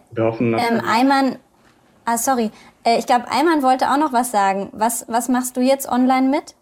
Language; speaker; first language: German; native; German